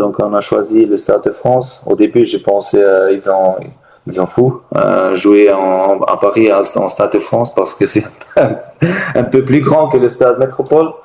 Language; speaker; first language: French; non-native, learner; German